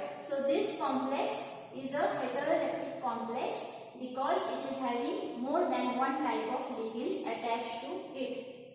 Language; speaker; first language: English; non-native, local second language; Marathi